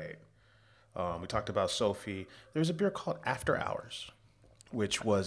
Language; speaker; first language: English; native; English